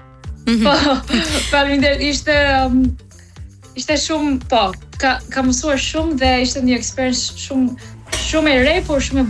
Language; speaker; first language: Albanian; early bilingual, heritage; English